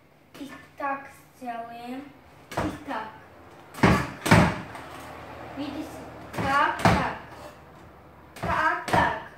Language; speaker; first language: Russian; non-native, learner; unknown